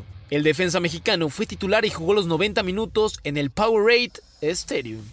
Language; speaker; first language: Spanish; native; Spanish